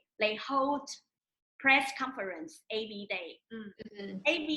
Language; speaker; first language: English; non-native, learner; Chinese